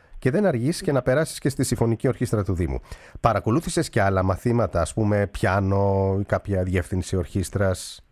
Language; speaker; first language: Greek; early bilingual, heritage; Greek